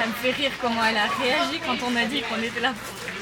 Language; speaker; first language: French; native; French